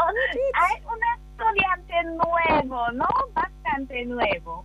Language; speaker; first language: Spanish; non-native, fluent; English